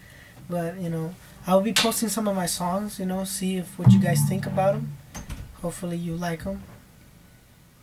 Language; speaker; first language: English; early bilingual, other home language; Spanish